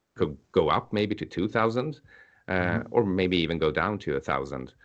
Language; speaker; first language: English; non-native, fluent; Swedish